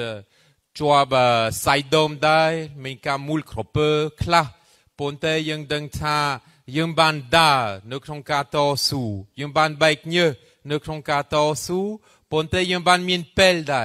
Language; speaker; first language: Khmer; non-native, fluent; French